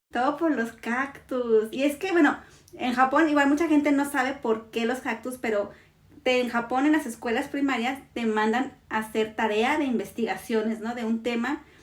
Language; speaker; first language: Spanish; native; Spanish